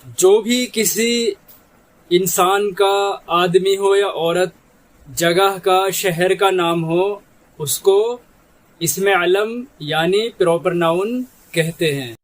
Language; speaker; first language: Urdu; native; Urdu